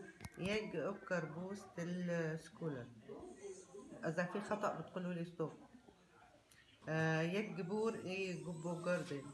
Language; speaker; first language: Swedish; non-native, learner; Arabic